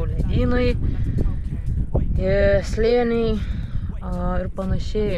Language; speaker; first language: Lithuanian; native; Lithuanian